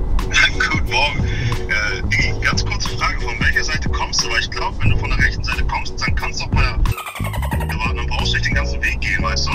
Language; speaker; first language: German; native; German